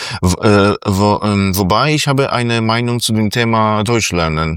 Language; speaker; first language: German; non-native, fluent; Polish